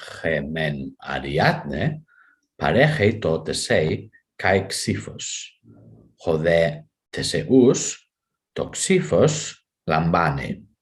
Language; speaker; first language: Greek; non-native, fluent; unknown